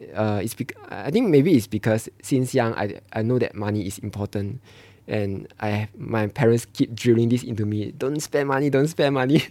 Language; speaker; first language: English; non-native, local second language; Chinese